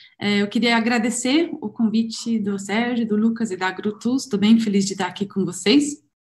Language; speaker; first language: Portuguese; non-native, fluent; German